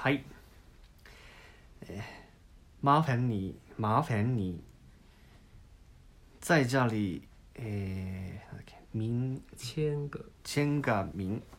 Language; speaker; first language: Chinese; non-native, learner; Japanese